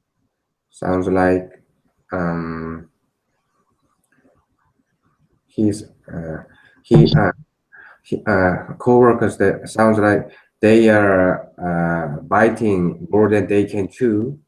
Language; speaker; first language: English; non-native, learner; Korean